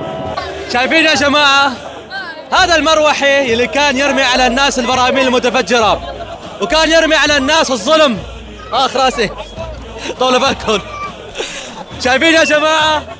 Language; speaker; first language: Arabic; native; Arabic